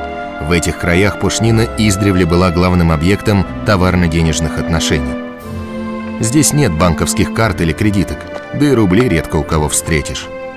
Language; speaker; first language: Russian; native; Russian